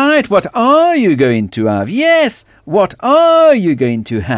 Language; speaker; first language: English; non-native, fluent; French